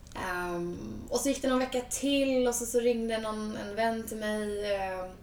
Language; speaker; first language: Swedish; native; Swedish